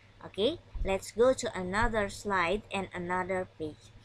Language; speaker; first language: English; non-native, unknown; Indonesian